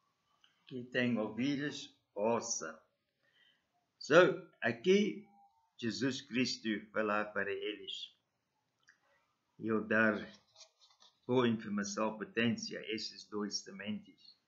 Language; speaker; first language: Portuguese; non-native, learner; English